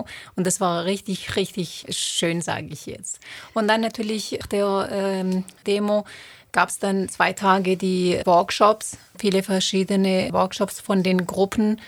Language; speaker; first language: German; non-native, fluent; Turoyo